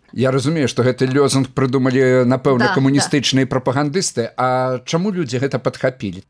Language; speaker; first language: Belarusian; native; Belarusian